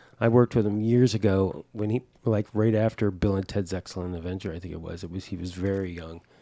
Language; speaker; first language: English; native; English